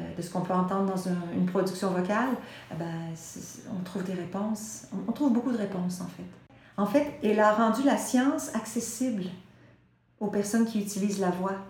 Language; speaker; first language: French; native; French